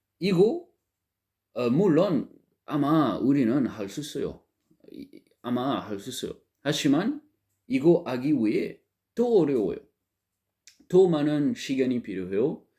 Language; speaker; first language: Korean; non-native, learner; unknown